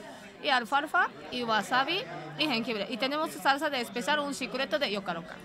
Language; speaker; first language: Spanish; non-native, learner; Japanese